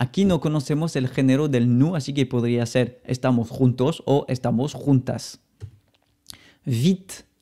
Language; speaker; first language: Spanish; non-native, fluent; French